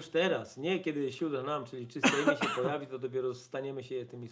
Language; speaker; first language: Polish; native; Polish